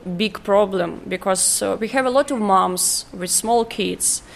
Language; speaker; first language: English; non-native, fluent; Ukrainian